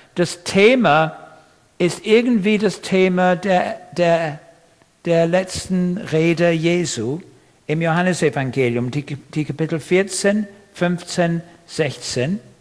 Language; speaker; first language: German; non-native, fluent; English